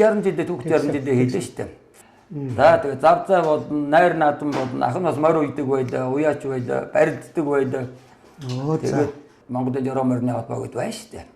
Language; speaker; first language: Mongolian; native; Mongolian